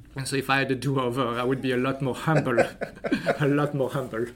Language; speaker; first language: English; non-native, fluent; French